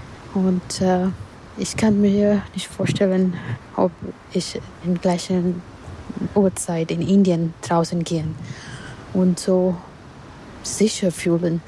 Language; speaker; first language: German; non-native, learner; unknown